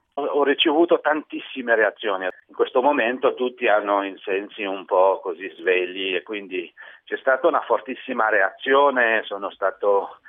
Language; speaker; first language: Italian; non-native, fluent; Kabyle